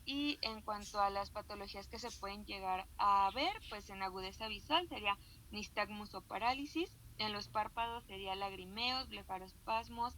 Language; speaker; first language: Spanish; native; Spanish